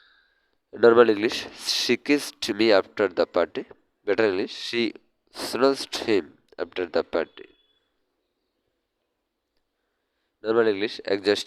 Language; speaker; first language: English; non-native, learner; Bangla